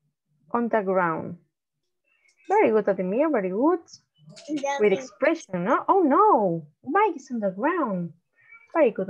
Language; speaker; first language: English; non-native, learner; Spanish